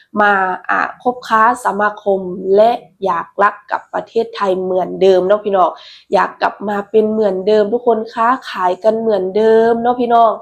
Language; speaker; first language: Thai; non-native, local second language; Lao